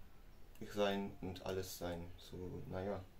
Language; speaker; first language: German; non-native, learner; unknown